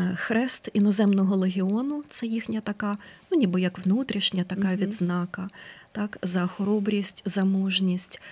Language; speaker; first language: Ukrainian; native; Ukrainian